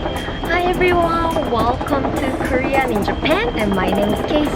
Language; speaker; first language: English; non-native, fluent; Korean